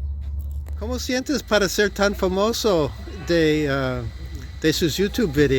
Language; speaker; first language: Spanish; non-native, learner; English